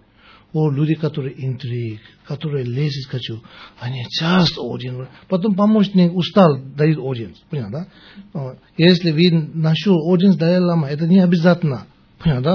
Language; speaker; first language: Russian; non-native, learner; Tibetan